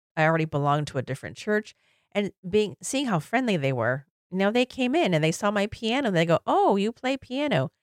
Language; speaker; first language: English; native; English